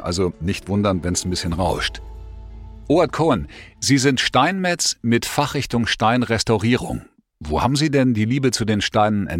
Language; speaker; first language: German; native; German